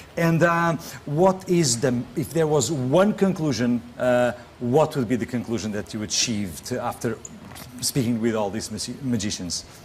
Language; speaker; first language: English; non-native, fluent; Portuguese